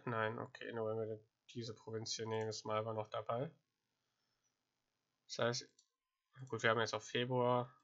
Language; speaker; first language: German; native; German